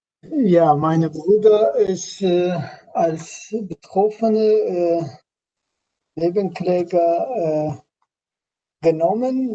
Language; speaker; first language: German; non-native, learner; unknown